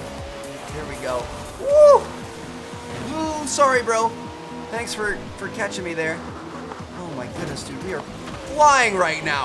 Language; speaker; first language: English; native; English